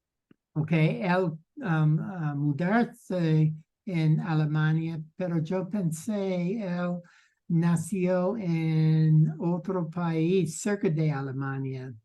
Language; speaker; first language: Spanish; non-native, learner; English